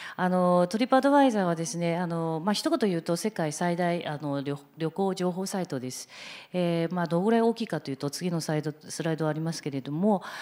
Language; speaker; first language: Japanese; non-native, fluent; Chinese